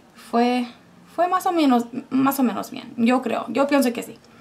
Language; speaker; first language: Spanish; non-native, fluent; English